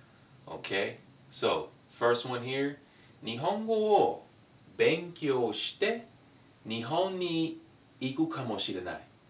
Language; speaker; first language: Japanese; non-native, fluent; English